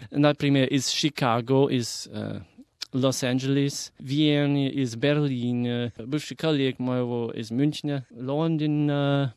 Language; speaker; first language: Russian; non-native, fluent; English